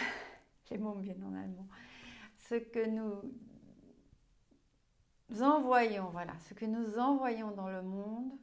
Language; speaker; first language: French; non-native, fluent; German